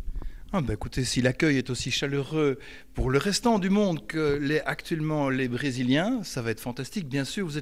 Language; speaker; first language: French; native; French